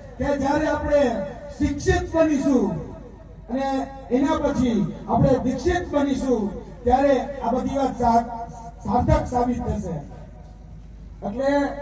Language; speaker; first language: Gujarati; native; Gujarati